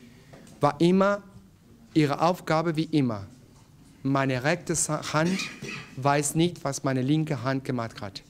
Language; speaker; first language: German; non-native, learner; Spanish